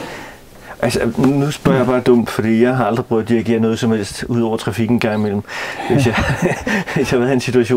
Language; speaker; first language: Danish; native; Danish